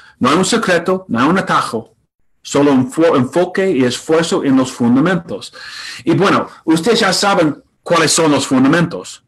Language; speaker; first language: Spanish; non-native, fluent; English